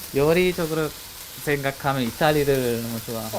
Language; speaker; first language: Korean; non-native, learner; Hungarian